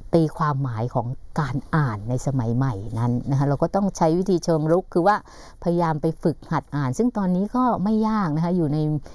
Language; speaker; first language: Thai; native; Thai